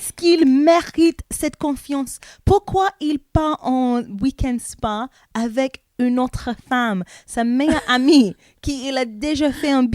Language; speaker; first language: French; non-native, learner; English